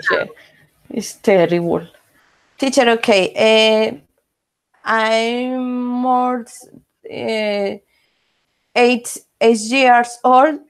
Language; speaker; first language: English; non-native, learner; Spanish